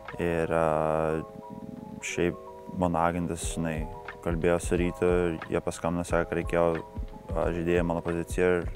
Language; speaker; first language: Lithuanian; early bilingual, heritage; Lithuanian